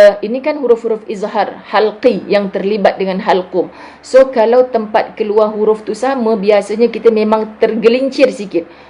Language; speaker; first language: Malay; native; Malay